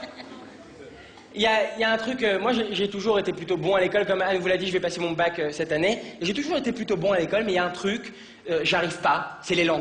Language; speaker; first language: French; native; French